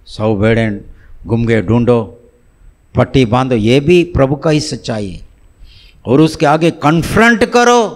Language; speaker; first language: Hindi; non-native, local second language; Tamil